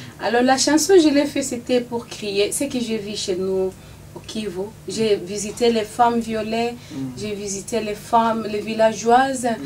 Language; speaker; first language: French; non-native, local second language; Swahili